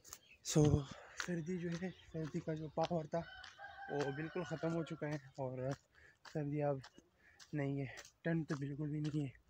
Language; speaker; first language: Hindi; non-native, local second language; Pashto